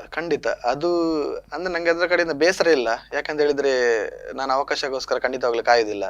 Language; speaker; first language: Kannada; non-native, local second language; Tulu